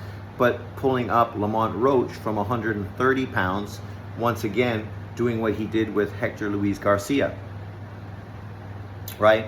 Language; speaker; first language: English; native; English